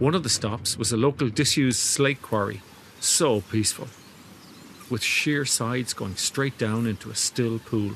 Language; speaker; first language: English; native; English